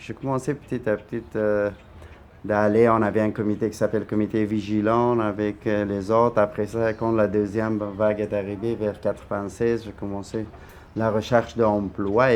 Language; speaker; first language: French; non-native, fluent; Persian